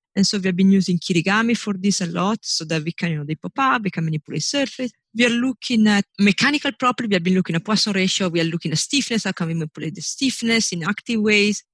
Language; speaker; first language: English; non-native, fluent; Italian